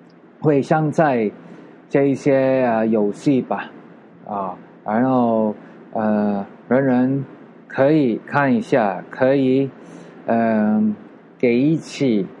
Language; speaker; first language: Chinese; non-native, learner; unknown